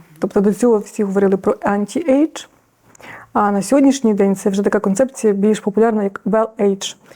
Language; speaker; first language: Ukrainian; native; Ukrainian